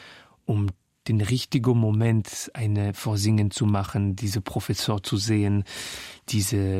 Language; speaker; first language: German; non-native, fluent; French